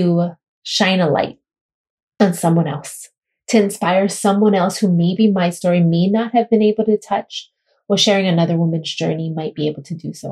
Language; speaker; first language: English; native; English